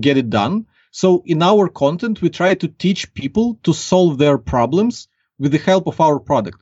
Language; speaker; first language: English; non-native, fluent; Ukrainian